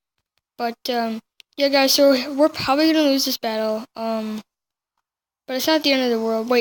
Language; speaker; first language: English; native; English